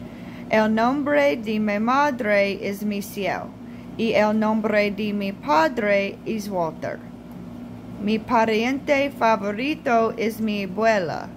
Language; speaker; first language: Spanish; non-native, learner; English